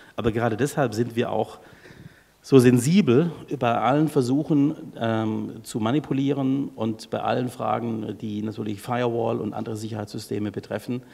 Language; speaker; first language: German; native; German